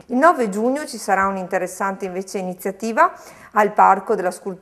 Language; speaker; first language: Italian; native; Italian